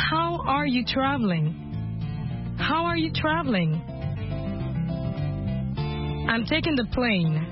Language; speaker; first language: English; non-native, fluent; French